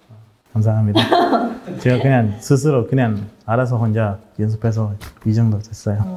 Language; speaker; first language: Korean; non-native, fluent; Spanish